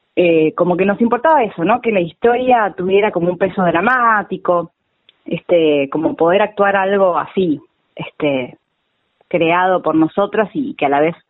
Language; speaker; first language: Spanish; native; Spanish